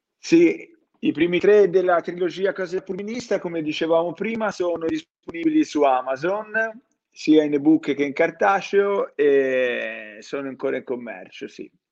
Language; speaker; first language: Italian; native; Italian